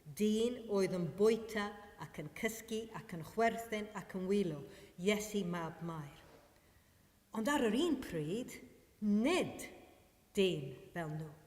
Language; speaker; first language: Welsh; non-native, fluent; Maltese